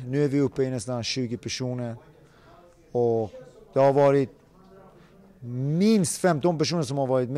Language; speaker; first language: Swedish; early bilingual, other home language; Persian